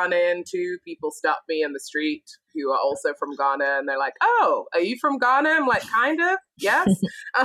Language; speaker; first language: English; native; English